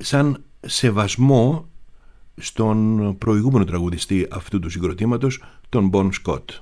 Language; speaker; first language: Greek; native; Greek